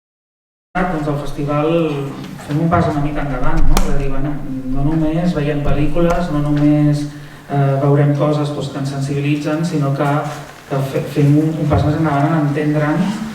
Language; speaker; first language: Catalan; native; Catalan